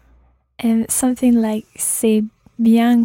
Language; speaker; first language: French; non-native, learner; English